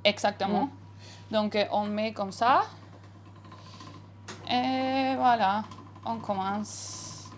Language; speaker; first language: French; non-native, fluent; Spanish